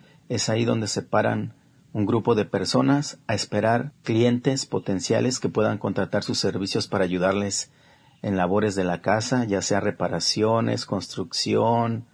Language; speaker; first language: Spanish; native; Spanish